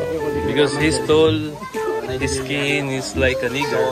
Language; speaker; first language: English; non-native, learner; Filipino